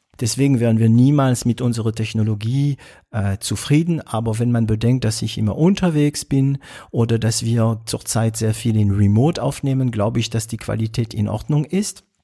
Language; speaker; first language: German; non-native, fluent; French